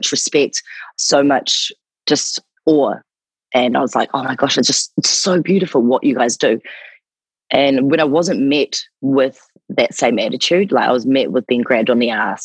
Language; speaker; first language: English; native; English